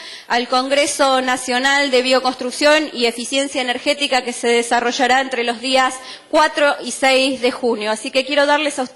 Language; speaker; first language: Spanish; native; Spanish